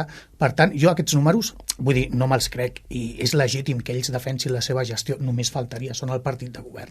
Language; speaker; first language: Catalan; native; Catalan